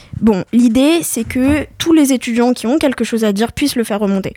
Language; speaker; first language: French; native; French